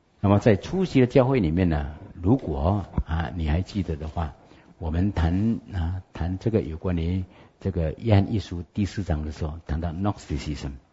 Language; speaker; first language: Chinese; native; Chinese